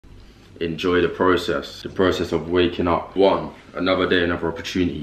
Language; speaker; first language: English; native; English